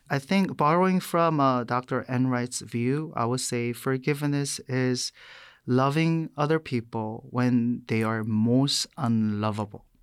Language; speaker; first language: English; non-native, fluent; Korean